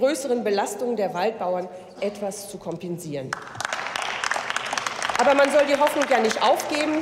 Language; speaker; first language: German; native; German